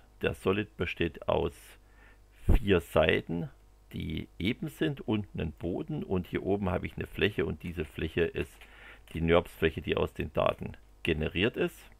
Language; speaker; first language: German; native; German